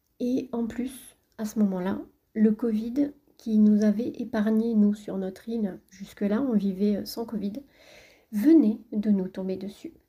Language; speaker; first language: French; native; French